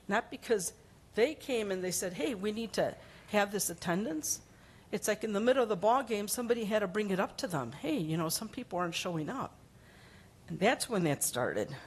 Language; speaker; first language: English; early bilingual, other home language; Spanish